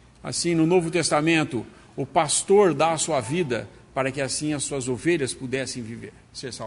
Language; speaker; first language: Portuguese; native; Portuguese